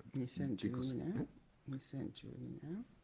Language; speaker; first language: Japanese; native; Japanese